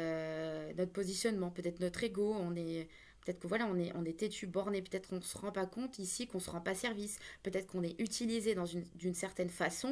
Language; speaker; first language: French; native; French